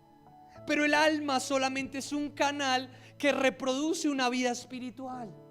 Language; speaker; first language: Spanish; native; Spanish